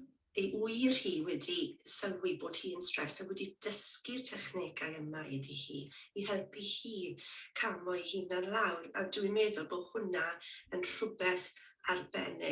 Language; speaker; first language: Welsh; native; Welsh